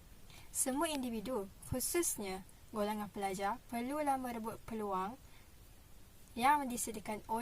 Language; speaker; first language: Malay; native; Malay